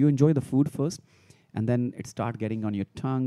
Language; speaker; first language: English; non-native, local second language; Punjabi